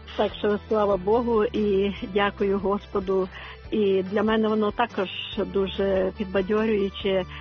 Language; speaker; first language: Ukrainian; native; Ukrainian